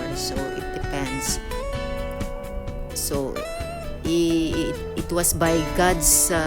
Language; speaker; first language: English; non-native, local second language; Cebuano